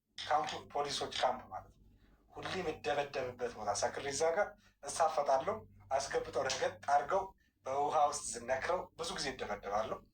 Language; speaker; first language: Amharic; native; Amharic